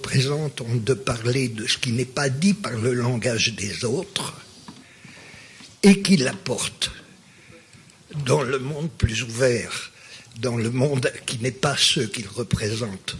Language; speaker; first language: French; native; French